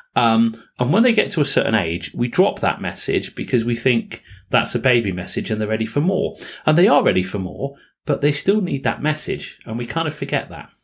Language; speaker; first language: English; native; English